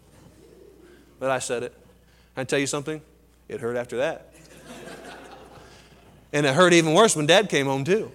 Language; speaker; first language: English; native; English